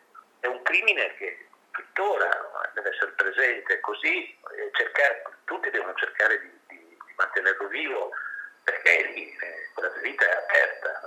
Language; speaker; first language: Italian; native; Italian